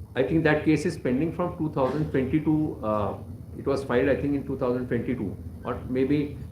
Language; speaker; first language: English; non-native, local second language; Marathi